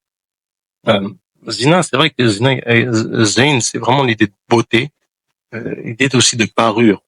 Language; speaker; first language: French; non-native, local second language; Wolof